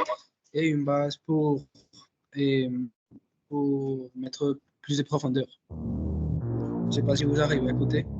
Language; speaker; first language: French; non-native, fluent; Spanish